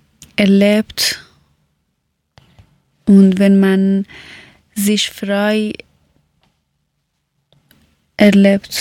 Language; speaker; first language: German; non-native, learner; Persian